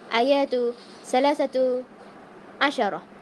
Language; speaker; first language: Arabic; non-native, learner; Malay